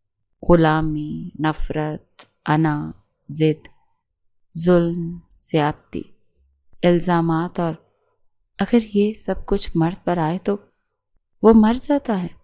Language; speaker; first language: Urdu; native; Urdu